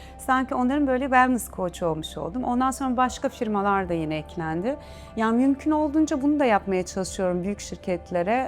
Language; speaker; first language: Turkish; native; Turkish